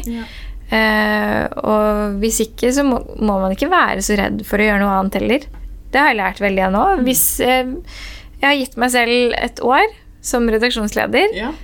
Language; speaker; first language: Norwegian; early bilingual, other home language; Persian